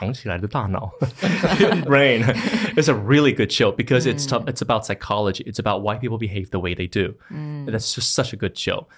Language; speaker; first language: English; non-native, fluent; Chinese